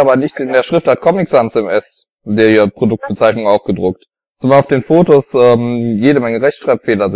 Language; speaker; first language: German; native; German